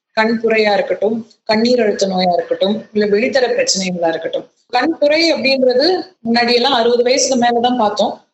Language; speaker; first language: Tamil; native; Tamil